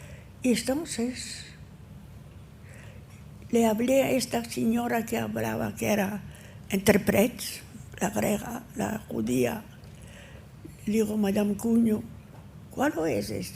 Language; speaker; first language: Spanish; early bilingual, heritage; Ladino